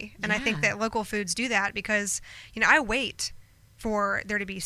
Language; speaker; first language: English; native; English